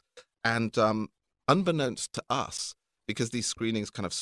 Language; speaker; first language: English; native; English